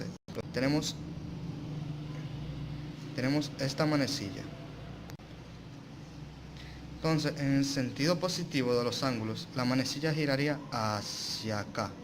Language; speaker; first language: Spanish; native; Spanish